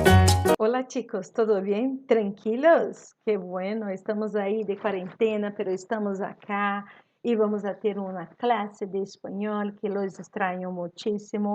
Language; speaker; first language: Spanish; non-native, learner; Portuguese